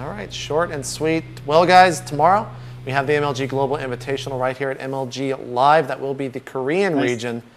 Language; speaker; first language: English; native; English